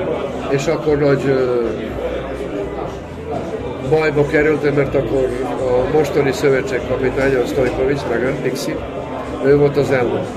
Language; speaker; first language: Hungarian; non-native, local second language; Serbian